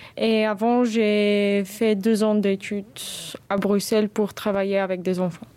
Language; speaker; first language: French; early bilingual, other home language; Bulgarian